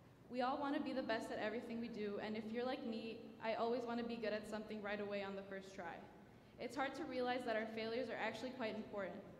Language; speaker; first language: English; early bilingual, other home language; Spanish